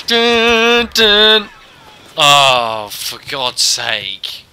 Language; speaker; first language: English; native; English